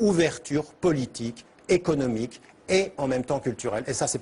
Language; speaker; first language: French; early bilingual, heritage; French